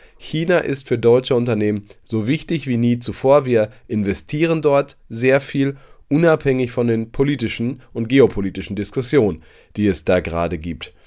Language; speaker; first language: German; native; German